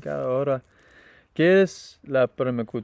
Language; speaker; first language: Spanish; non-native, learner; English